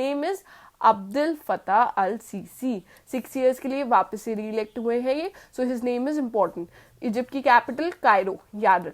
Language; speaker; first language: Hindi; native; Hindi